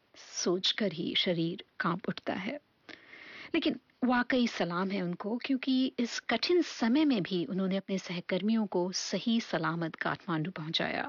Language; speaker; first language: Hindi; native; Hindi